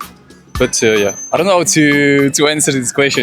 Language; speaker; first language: English; non-native, fluent; French